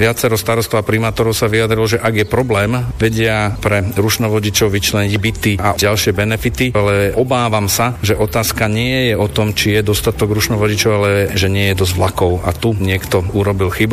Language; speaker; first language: Slovak; native; Slovak